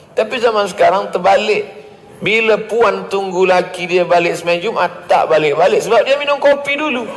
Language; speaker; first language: Malay; native; Malay